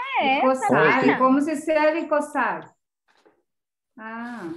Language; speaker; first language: Spanish; non-native, learner; Portuguese